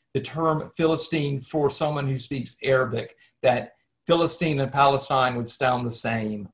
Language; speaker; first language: English; native; English